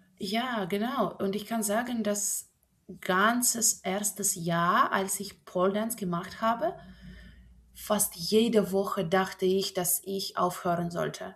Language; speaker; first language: German; non-native, fluent; Russian